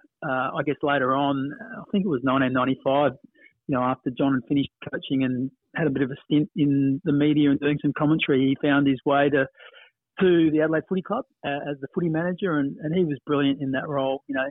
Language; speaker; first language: English; native; English